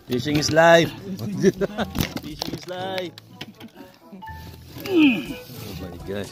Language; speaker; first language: English; non-native, learner; Filipino